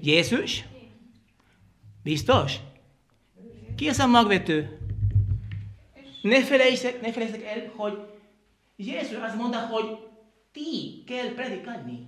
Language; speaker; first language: Hungarian; non-native, learner; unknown